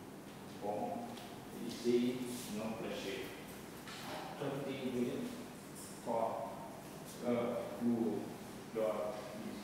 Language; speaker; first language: French; non-native, learner; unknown